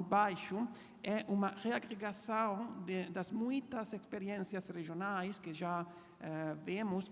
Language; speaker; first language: Portuguese; non-native, fluent; Italian